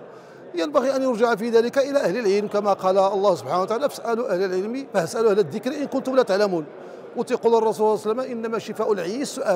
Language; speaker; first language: Arabic; native; Arabic